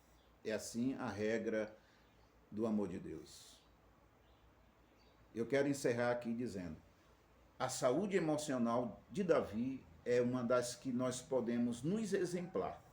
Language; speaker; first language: Portuguese; native; Portuguese